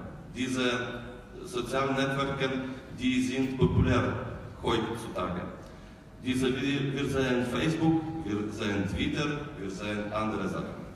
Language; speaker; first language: German; non-native, learner; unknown